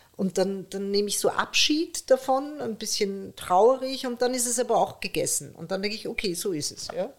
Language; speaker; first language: German; early bilingual, other home language; Persian